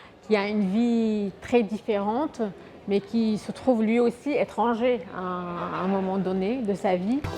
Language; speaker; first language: French; non-native, fluent; Arabic